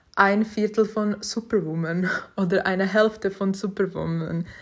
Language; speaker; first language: German; non-native, fluent; Czech